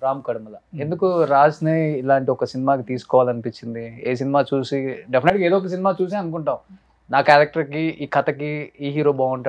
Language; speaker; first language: Telugu; native; Telugu